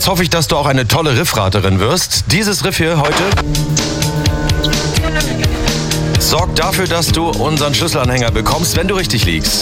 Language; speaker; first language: German; native; German